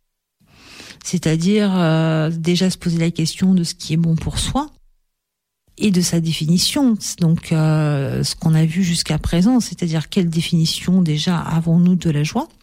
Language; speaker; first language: French; native; French